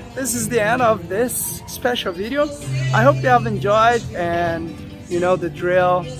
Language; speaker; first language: English; non-native, fluent; Portuguese